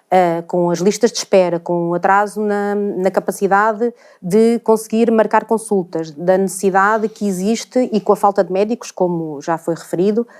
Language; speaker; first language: Portuguese; native; Portuguese